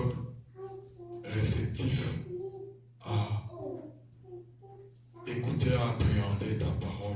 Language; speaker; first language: French; non-native, local second language; Lingala